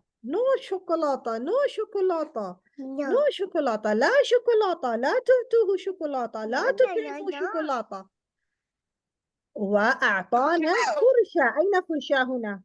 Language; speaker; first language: Arabic; non-native, fluent; Urdu